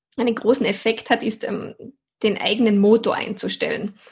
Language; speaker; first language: German; native; German